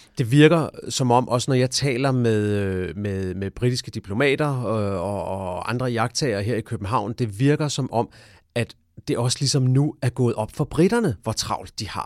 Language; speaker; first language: Danish; native; Danish